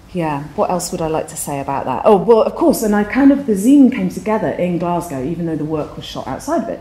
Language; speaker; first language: English; native; English